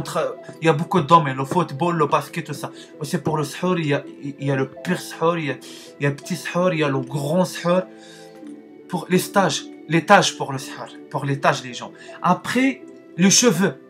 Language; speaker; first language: French; non-native, learner; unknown